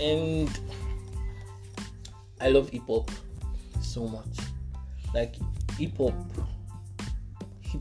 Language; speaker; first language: English; non-native, local second language; Yoruba